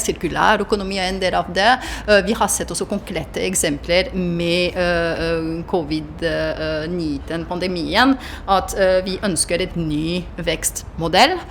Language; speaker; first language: Norwegian; non-native, fluent; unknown